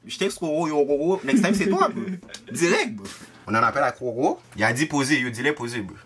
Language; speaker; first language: French; native; French